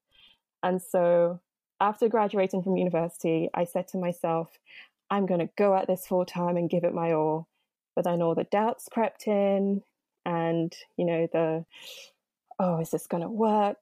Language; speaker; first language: English; non-native, local second language; Yoruba